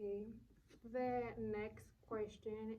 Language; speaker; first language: English; non-native, learner; Spanish